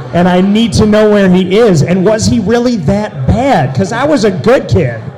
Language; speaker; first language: English; early bilingual, other home language; Italian